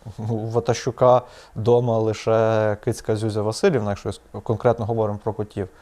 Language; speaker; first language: Ukrainian; native; Ukrainian